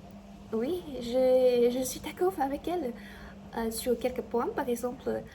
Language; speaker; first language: French; non-native, learner; Chinese